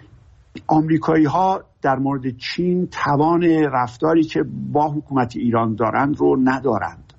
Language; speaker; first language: Persian; native; Persian